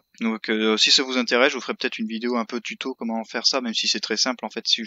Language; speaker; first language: French; native; French